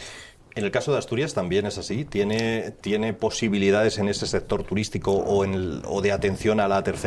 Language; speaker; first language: Spanish; native; Spanish